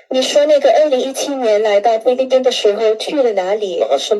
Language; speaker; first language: Chinese; non-native, fluent; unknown